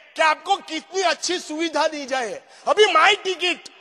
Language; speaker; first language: Hindi; non-native, local second language; Gujarati